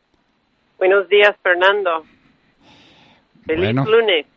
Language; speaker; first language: Spanish; non-native, fluent; English